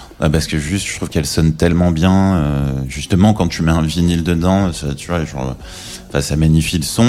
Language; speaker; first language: French; native; French